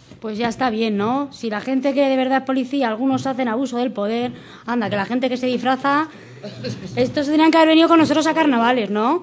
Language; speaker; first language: Spanish; native; Spanish